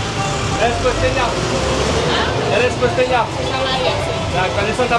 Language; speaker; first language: Spanish; non-native, learner; French